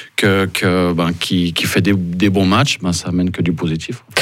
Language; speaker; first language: French; native; French